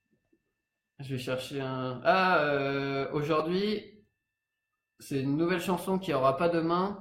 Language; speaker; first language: French; native; French